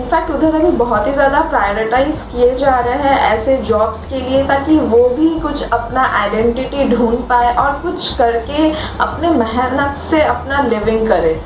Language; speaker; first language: Hindi; non-native, local second language; Bangla